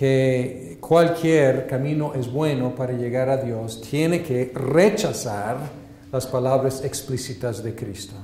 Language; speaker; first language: Spanish; non-native, fluent; English